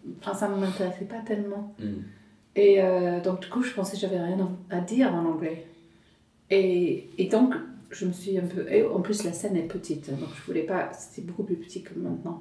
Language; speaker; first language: French; non-native, fluent; English